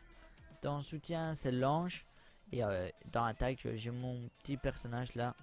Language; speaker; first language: French; native; French